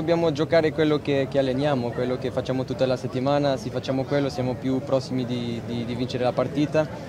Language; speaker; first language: Italian; non-native, fluent; Portuguese